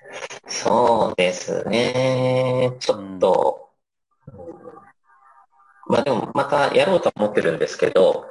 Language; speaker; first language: Japanese; native; Japanese